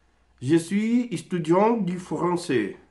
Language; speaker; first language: French; non-native, learner; Portuguese